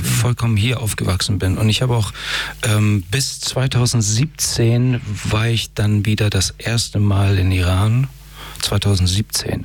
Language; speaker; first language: German; early bilingual, other home language; Persian